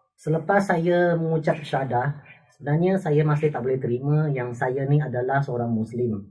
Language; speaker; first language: Malay; non-native, local second language; Min Nan Chinese